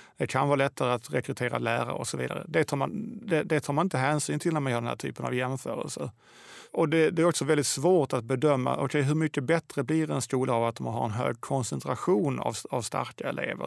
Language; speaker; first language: Swedish; native; Swedish